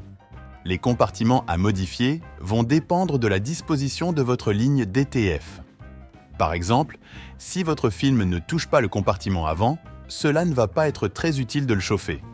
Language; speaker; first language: French; native; French